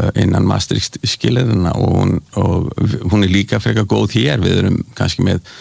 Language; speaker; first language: Icelandic; native; Icelandic